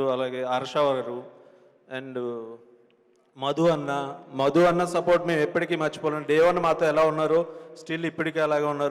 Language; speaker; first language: Telugu; native; Telugu